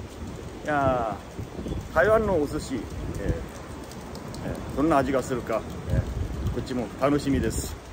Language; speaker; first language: Japanese; non-native, fluent; Korean